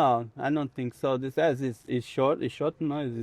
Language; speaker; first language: English; non-native, learner; Portuguese